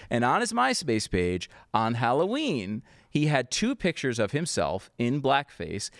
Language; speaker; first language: English; native; English